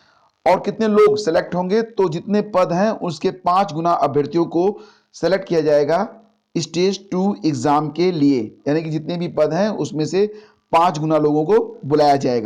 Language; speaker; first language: Hindi; native; Hindi